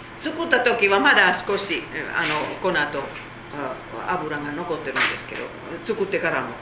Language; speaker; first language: Japanese; non-native, fluent; Korean